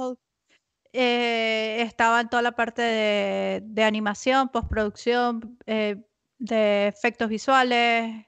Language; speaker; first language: Spanish; native; Spanish